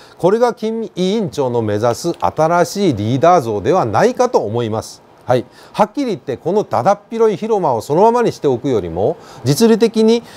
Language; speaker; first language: Japanese; native; Japanese